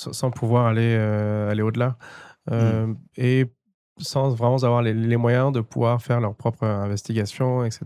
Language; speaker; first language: French; early bilingual, other home language; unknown